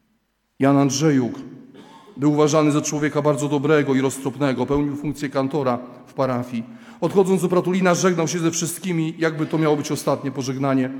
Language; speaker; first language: Polish; native; Polish